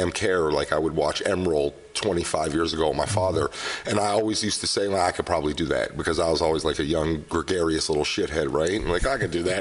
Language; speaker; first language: English; native; English